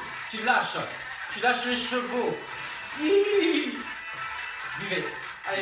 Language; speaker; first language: French; native; French